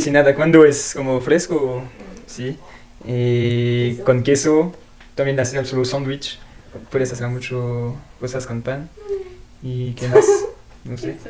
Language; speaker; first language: Spanish; non-native, learner; French